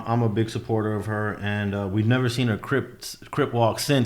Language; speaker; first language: English; native; English